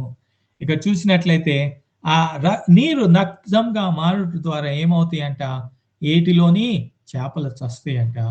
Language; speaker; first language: Telugu; native; Telugu